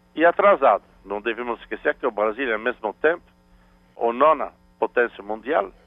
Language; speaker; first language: Portuguese; non-native, fluent; French